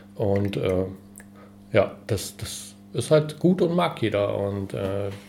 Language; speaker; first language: German; native; German